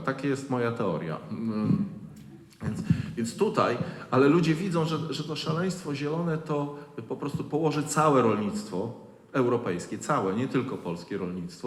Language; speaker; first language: Polish; native; Polish